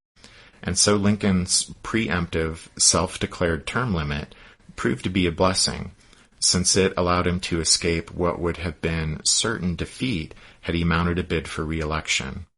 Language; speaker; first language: English; native; English